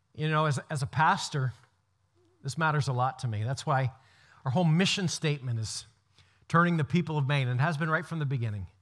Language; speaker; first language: English; native; English